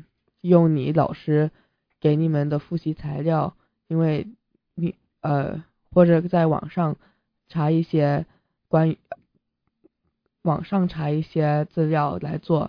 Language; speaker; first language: Chinese; early bilingual, heritage; English